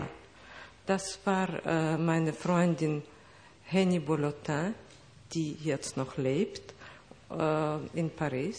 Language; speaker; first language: German; non-native, fluent; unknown